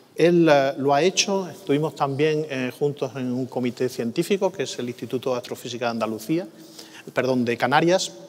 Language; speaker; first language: Spanish; native; Spanish